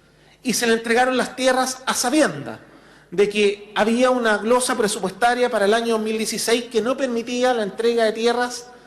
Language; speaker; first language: Spanish; native; Spanish